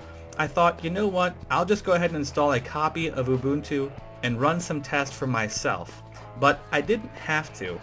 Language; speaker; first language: English; native; English